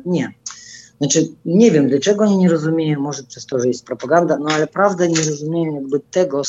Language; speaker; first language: Polish; non-native, fluent; Russian